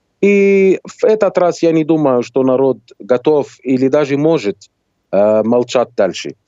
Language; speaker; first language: Russian; non-native, fluent; Arabic